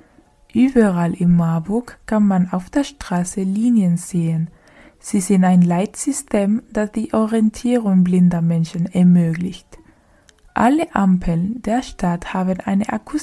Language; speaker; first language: German; non-native, learner; Spanish